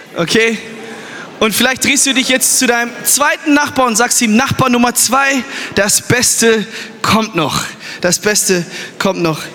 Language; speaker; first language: German; early bilingual, other home language; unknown